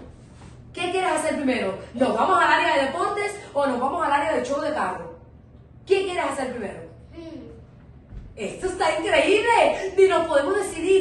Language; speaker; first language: Spanish; native; Spanish